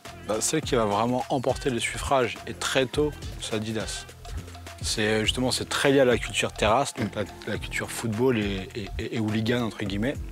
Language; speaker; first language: French; native; French